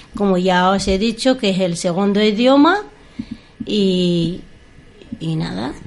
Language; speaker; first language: Spanish; non-native, local second language; Arabic